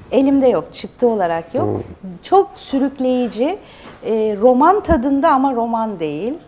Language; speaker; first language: Turkish; native; Turkish